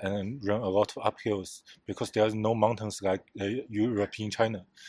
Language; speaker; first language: English; non-native, fluent; Chinese